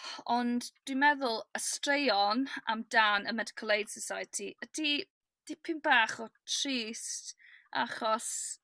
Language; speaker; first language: Welsh; non-native, learner; English